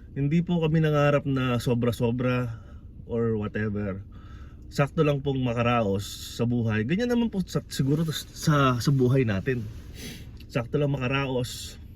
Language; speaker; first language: Filipino; native; Filipino